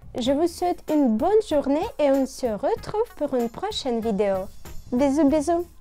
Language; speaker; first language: French; non-native, learner; Russian